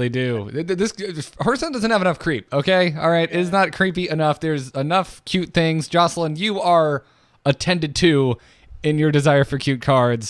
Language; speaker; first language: English; native; English